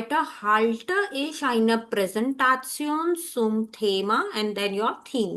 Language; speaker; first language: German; non-native, fluent; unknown